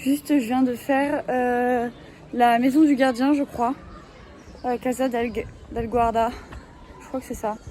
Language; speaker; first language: French; native; French